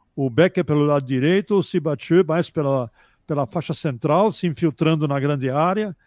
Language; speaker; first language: Portuguese; early bilingual, other home language; German